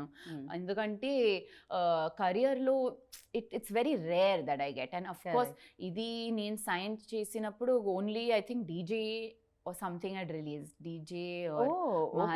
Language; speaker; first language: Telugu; non-native, learner; Tulu